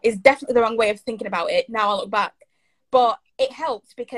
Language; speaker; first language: English; native; English